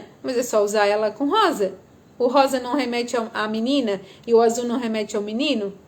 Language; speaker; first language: Portuguese; native; Portuguese